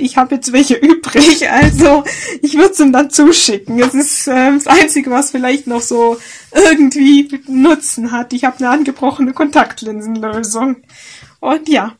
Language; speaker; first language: German; native; German